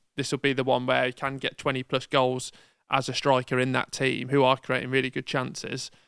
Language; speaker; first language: English; native; English